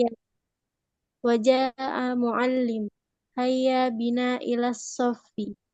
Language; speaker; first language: Arabic; non-native, learner; Indonesian